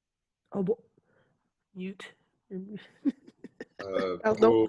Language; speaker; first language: French; non-native, learner; English